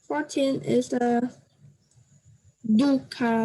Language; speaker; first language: English; non-native, learner; Vietnamese